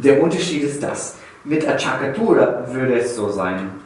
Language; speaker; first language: German; non-native, fluent; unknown